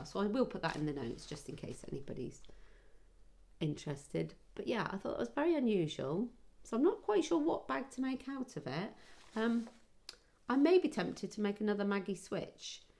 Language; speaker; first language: English; native; English